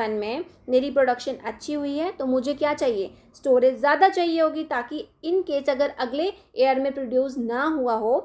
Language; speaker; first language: Hindi; non-native, local second language; Dogri